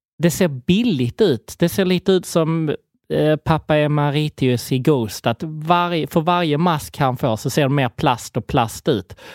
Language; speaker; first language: Swedish; native; Swedish